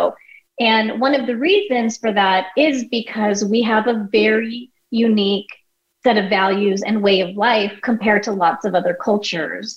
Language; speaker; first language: English; native; English